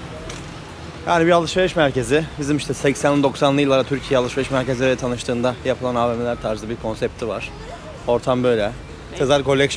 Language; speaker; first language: Turkish; native; Turkish